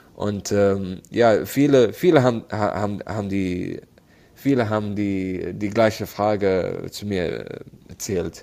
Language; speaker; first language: German; non-native, learner; Arabic